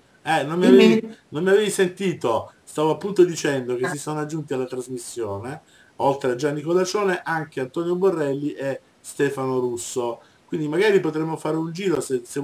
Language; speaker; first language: Italian; native; Italian